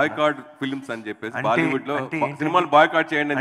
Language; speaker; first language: Telugu; native; Telugu